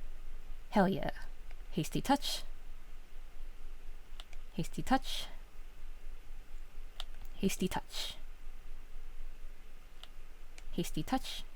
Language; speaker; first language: English; native; English